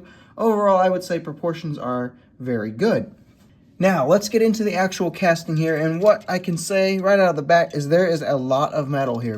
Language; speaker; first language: English; native; English